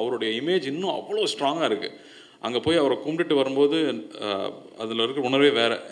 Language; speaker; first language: Tamil; native; Tamil